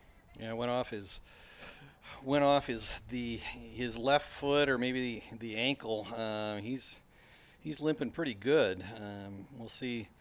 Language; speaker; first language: English; native; English